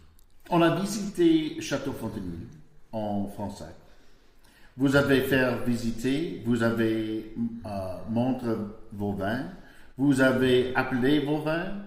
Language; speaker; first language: French; non-native, learner; English